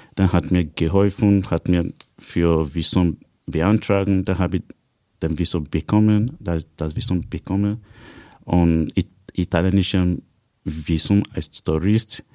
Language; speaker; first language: German; non-native, learner; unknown